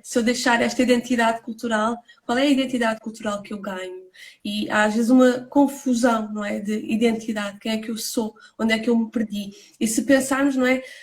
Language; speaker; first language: Portuguese; native; Portuguese